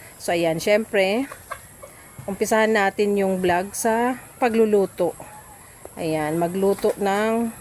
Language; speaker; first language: Filipino; non-native, local second language; Bikol